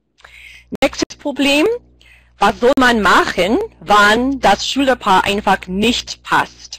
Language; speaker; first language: German; non-native, fluent; English